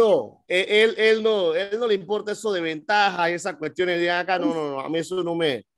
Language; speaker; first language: Spanish; native; Spanish